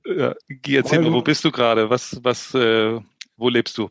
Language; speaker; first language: German; native; German